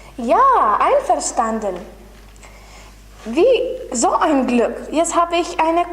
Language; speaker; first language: German; non-native, learner; Lithuanian